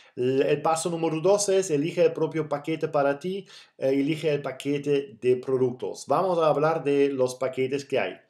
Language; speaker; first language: Spanish; non-native, fluent; German